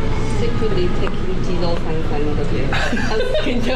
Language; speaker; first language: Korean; non-native, learner; Chinese